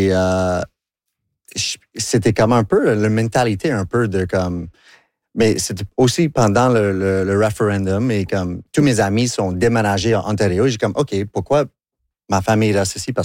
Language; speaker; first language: French; non-native, local second language; English